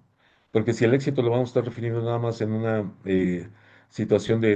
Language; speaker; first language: Spanish; native; Spanish